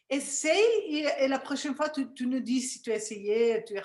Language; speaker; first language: French; non-native, fluent; Spanish